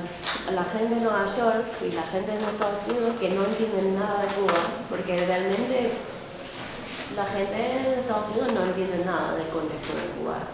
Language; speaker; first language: Spanish; non-native, fluent; English